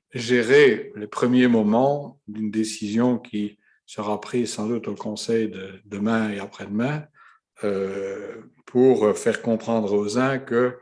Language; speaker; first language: French; native; French